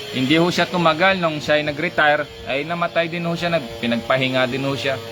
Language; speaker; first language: Filipino; non-native, local second language; Hiligaynon